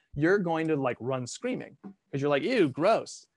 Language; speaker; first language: English; early bilingual, other home language; Italian